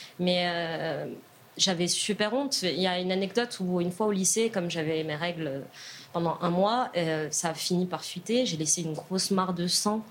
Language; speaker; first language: French; non-native, local second language; Arabic